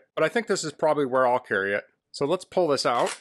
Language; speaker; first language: English; native; English